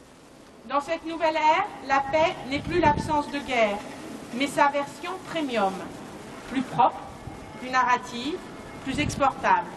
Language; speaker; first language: French; native; French